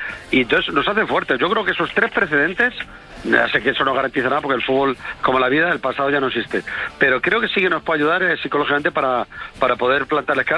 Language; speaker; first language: Spanish; native; Spanish